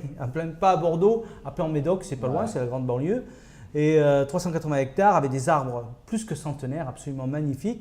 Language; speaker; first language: French; native; French